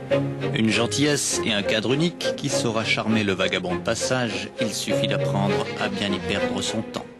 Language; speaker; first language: French; native; French